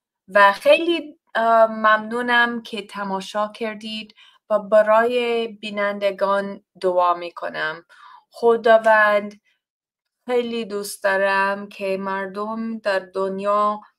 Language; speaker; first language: Persian; non-native, fluent; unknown